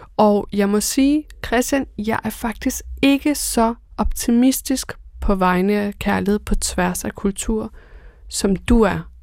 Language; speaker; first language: Danish; early bilingual, other home language; Persian